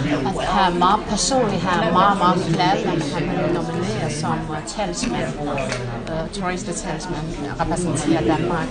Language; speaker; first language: Danish; non-native, fluent; Chinese